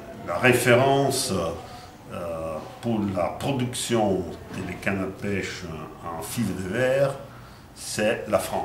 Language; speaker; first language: French; non-native, fluent; Italian